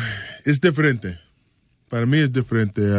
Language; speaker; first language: Spanish; non-native, learner; English